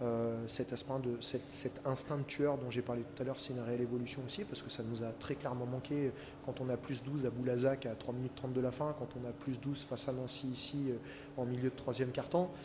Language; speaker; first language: French; native; French